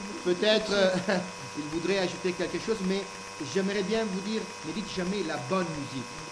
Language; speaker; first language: French; native; French